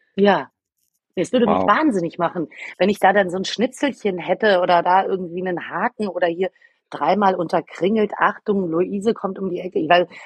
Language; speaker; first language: German; native; German